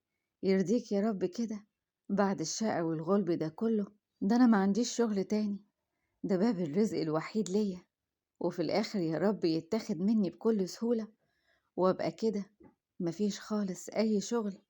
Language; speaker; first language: Arabic; native; Arabic